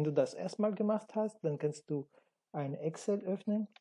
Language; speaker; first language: German; non-native, learner; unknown